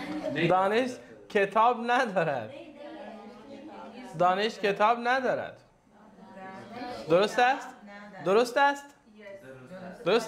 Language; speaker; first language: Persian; non-native, fluent; Urdu